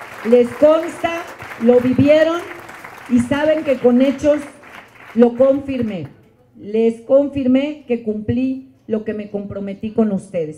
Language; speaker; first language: Spanish; native; Spanish